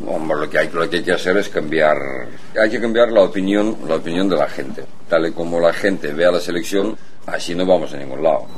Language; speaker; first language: Spanish; non-native, fluent; Russian